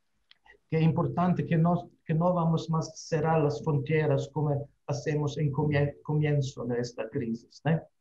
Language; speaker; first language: Spanish; non-native, fluent; Slovenian